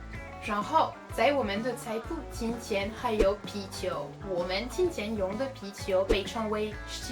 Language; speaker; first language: Chinese; non-native, fluent; French